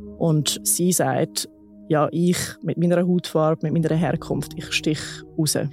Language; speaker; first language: German; native; German